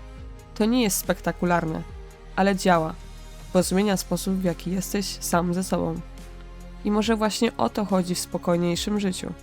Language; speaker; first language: Polish; native; Polish